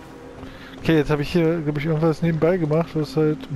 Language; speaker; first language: German; native; German